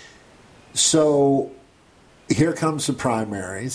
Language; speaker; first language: English; native; English